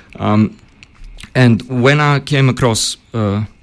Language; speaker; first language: English; early bilingual, other home language; Bulgarian